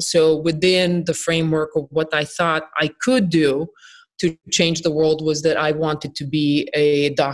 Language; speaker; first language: English; non-native, fluent; Bosnian